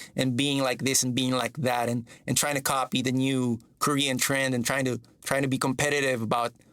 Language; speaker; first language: English; non-native, local second language; Filipino